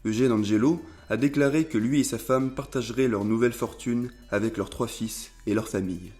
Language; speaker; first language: French; native; French